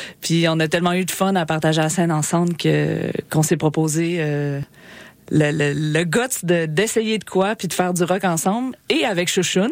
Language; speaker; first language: French; native; French